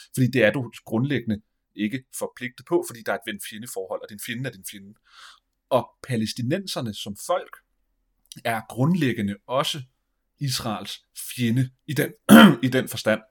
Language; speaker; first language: Danish; native; Danish